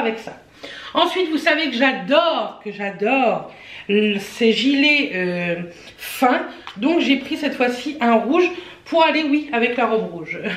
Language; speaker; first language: French; native; French